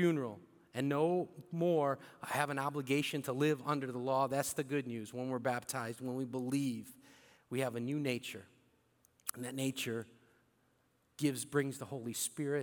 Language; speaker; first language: English; early bilingual, other home language; Bikol